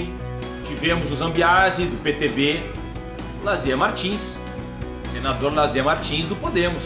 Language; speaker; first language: Portuguese; native; Portuguese